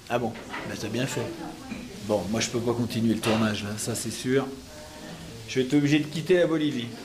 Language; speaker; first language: French; native; French